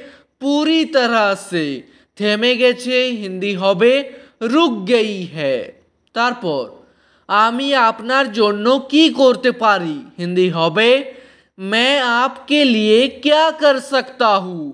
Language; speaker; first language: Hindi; non-native, fluent; Bangla